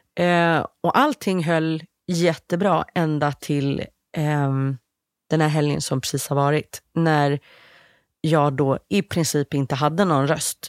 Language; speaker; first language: Swedish; native; Swedish